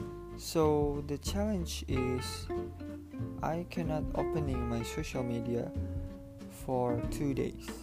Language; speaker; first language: English; non-native, learner; Indonesian